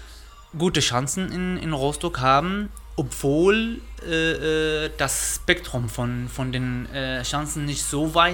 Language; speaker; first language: German; non-native, fluent; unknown